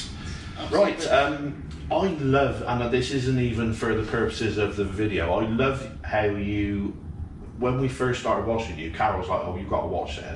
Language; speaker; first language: English; native; English